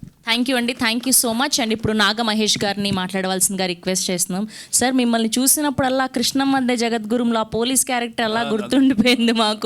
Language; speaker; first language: Telugu; native; Telugu